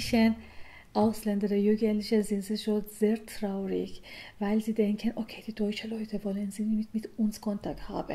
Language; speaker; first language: German; non-native, learner; Persian